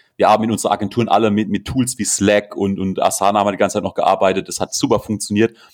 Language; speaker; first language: German; native; German